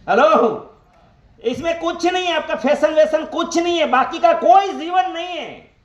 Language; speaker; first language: Hindi; non-native, local second language; Gujarati